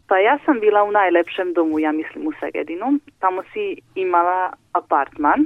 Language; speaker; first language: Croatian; non-native, local second language; Hungarian